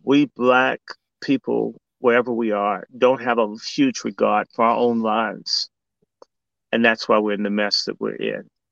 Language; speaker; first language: English; native; English